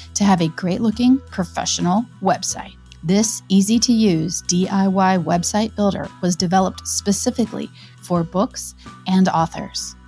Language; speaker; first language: English; native; English